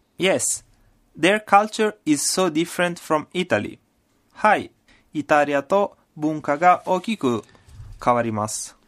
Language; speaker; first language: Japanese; non-native, fluent; Italian